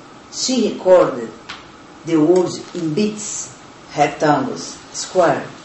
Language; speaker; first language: English; non-native, learner; Portuguese